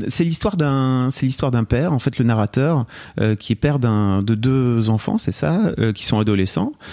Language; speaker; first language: French; native; French